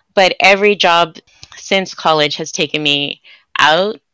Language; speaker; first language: English; native; English